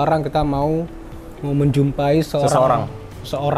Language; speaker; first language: Indonesian; native; Indonesian